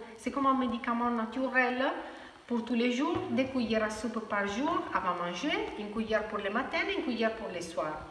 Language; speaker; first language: French; non-native, fluent; Spanish